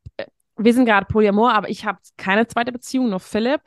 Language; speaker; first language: German; non-native, fluent; Hungarian